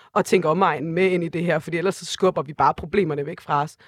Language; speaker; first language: Danish; native; Danish